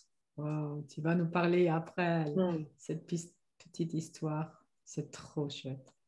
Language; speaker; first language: French; non-native, fluent; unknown